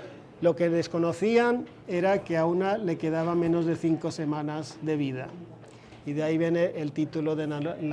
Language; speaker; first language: Spanish; non-native, fluent; Swedish